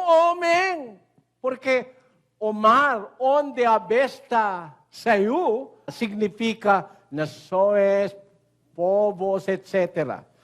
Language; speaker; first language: Portuguese; non-native, learner; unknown